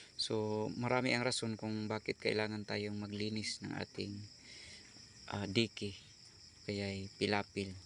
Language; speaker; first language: Filipino; non-native, local second language; Cebuano